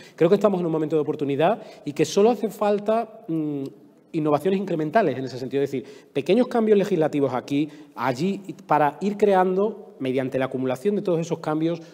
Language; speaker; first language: Spanish; native; Spanish